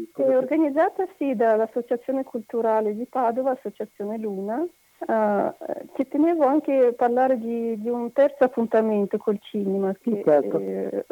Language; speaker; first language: Italian; non-native, fluent; Russian